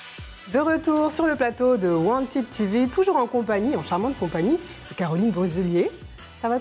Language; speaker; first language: French; native; French